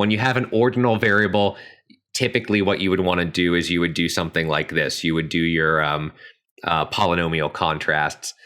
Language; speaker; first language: English; native; English